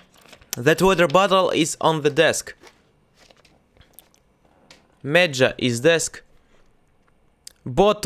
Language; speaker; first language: English; non-native, learner; Russian